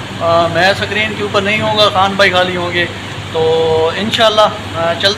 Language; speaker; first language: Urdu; non-native, local second language; Punjabi